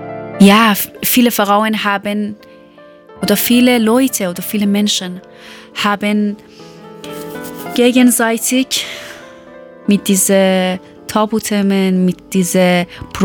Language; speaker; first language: German; non-native, learner; Persian